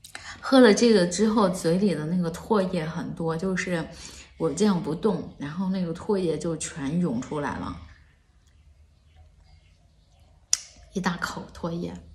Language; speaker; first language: Chinese; native; Chinese